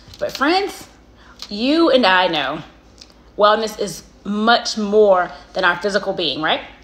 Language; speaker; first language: English; native; English